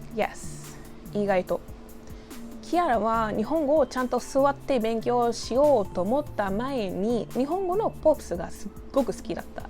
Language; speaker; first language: Japanese; non-native, fluent; English